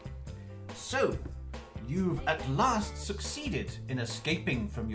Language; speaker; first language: English; native; English